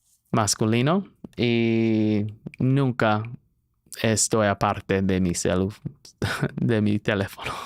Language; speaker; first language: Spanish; non-native, learner; English